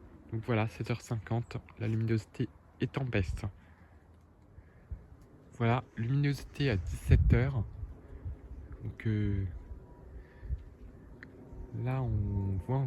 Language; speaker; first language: French; native; French